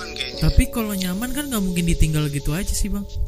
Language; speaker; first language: Indonesian; native; Indonesian